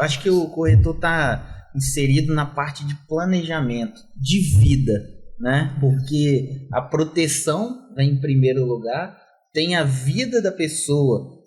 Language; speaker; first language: Portuguese; native; Portuguese